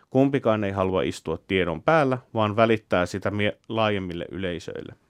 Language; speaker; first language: Finnish; native; Finnish